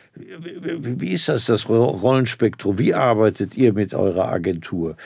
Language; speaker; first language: German; native; German